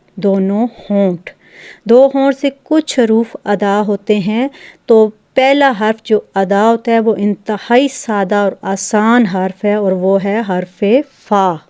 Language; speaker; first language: Urdu; native; Urdu